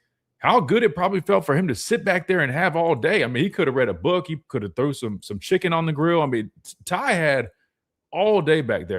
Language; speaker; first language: English; native; English